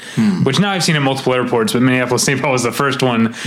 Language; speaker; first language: English; native; English